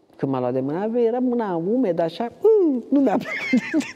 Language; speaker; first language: Romanian; native; Romanian